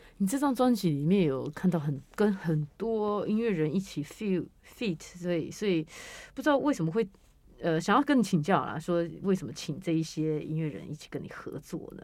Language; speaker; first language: Chinese; non-native, learner; Japanese